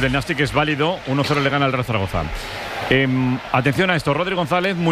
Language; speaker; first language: Spanish; native; Spanish